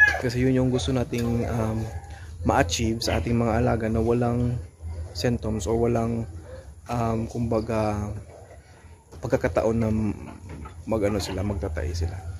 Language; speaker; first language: Filipino; non-native, local second language; Cebuano